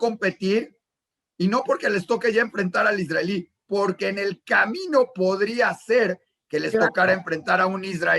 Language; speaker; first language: Spanish; native; Spanish